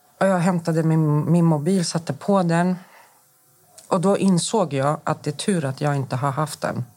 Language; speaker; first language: Swedish; native; Swedish